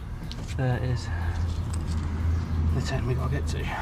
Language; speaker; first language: English; native; English